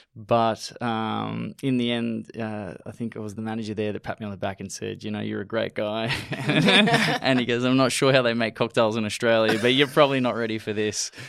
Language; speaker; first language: English; native; English